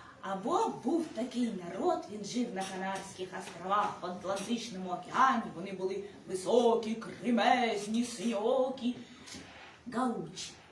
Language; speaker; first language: Ukrainian; native; Ukrainian